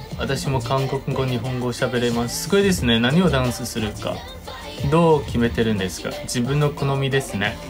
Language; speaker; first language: Japanese; non-native, fluent; Chinese